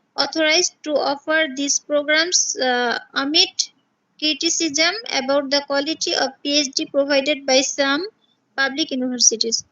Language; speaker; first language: English; non-native, local second language; Bangla